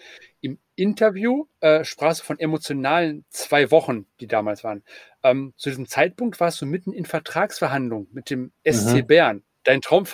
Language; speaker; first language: German; native; German